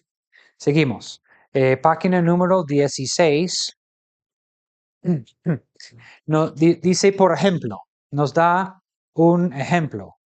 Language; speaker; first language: Spanish; non-native, fluent; English